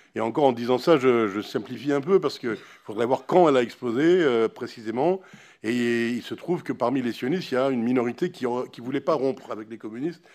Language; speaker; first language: French; native; French